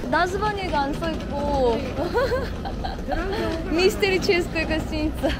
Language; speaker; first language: Russian; non-native, learner; Korean